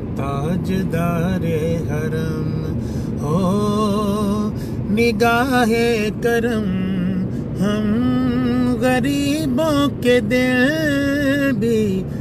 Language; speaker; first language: Urdu; native; Urdu